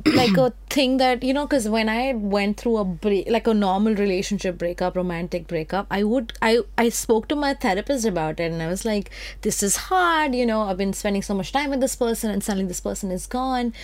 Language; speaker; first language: English; non-native, local second language; Hindi